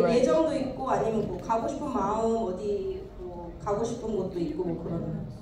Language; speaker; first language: Korean; early bilingual, heritage; English